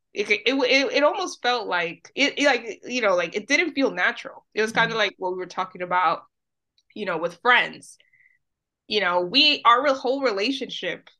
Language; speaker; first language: English; early bilingual, other home language; Spanish